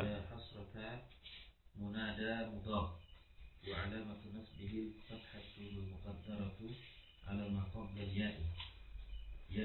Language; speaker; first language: Arabic; non-native, learner; Indonesian